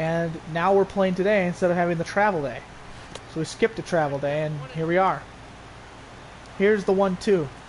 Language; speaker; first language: English; native; English